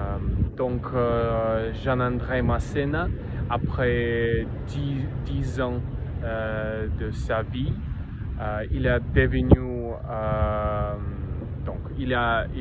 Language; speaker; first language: French; non-native, learner; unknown